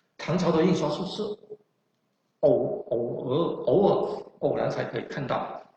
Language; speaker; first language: Chinese; non-native, local second language; Min Nan Chinese